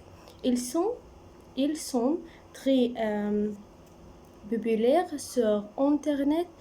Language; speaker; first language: French; non-native, learner; Arabic